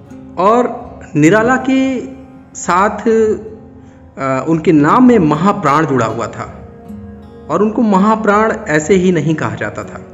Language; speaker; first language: Hindi; native; Hindi